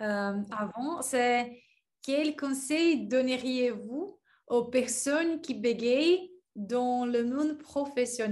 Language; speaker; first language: French; non-native, learner; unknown